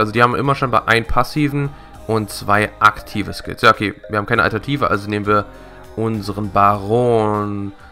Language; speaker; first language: German; native; German